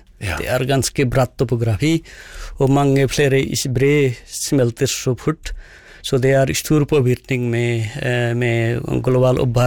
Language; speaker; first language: Norwegian; non-native, fluent; Nepali